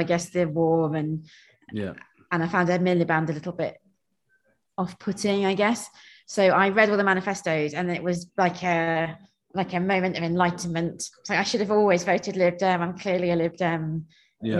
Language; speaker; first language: English; native; English